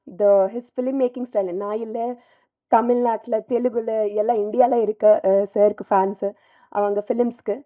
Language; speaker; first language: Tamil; non-native, fluent; Telugu